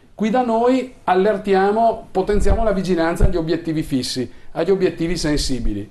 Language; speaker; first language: Italian; native; Italian